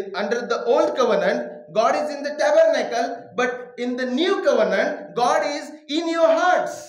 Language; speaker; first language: English; non-native, local second language; Marathi